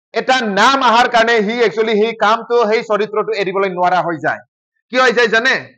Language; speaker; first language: Assamese; non-native, local second language; Bodo